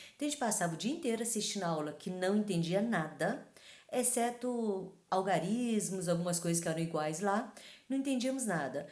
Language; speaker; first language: Portuguese; early bilingual, other home language; Chinese